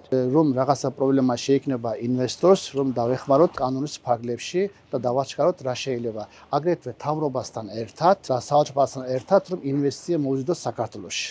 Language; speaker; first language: Georgian; early bilingual, heritage; Georgian